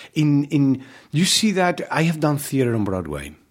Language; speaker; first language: English; non-native, fluent; Spanish